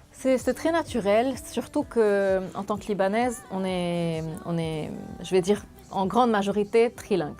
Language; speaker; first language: French; non-native, local second language; Arabic